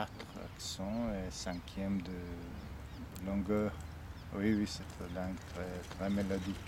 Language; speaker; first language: French; non-native, fluent; Serbian